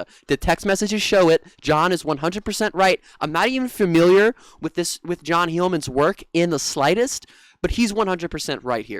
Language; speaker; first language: English; native; English